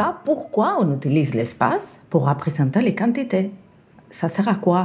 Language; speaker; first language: French; non-native, fluent; Spanish